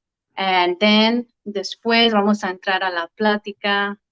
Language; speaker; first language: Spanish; early bilingual, heritage; Spanish